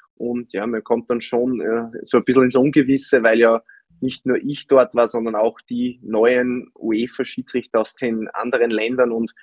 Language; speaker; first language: German; native; German